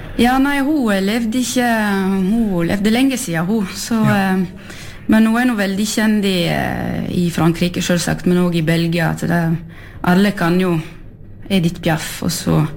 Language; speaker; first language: Norwegian; non-native, fluent; French